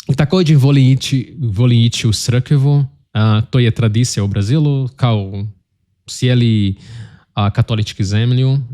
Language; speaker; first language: Bosnian; non-native, learner; Portuguese